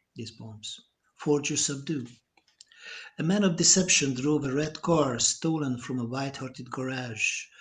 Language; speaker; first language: English; non-native, fluent; Hungarian